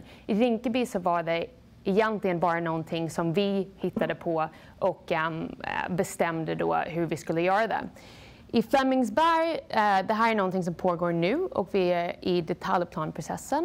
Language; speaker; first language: Swedish; non-native, fluent; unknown